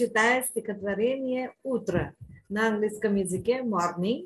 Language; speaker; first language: Russian; non-native, fluent; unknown